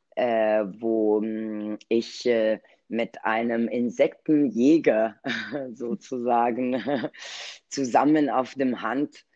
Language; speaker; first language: German; non-native, learner; Italian